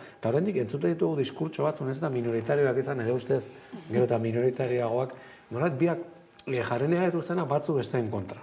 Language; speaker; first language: Basque; native; Basque